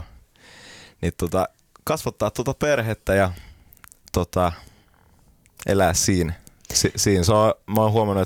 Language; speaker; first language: Finnish; early bilingual, heritage; Finnish